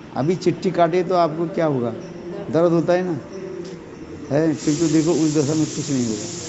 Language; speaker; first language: Hindi; non-native, local second language; Bangla